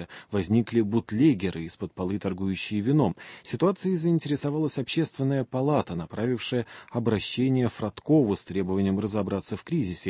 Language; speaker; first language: Russian; native; Russian